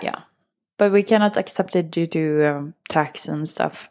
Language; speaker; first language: English; non-native, fluent; Norwegian